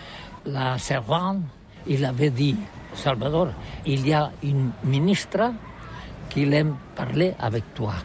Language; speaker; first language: French; non-native, learner; Catalan